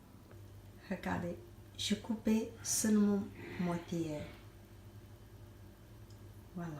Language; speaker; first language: French; non-native, learner; Chinese